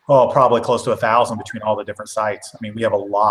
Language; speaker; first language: English; native; English